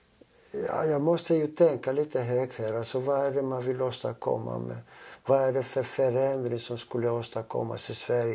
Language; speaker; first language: Swedish; non-native, fluent; Greek